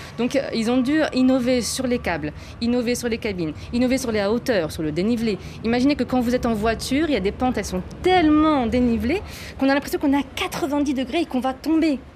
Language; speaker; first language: French; native; French